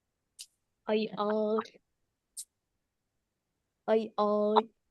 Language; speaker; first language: Japanese; non-native, learner; Indonesian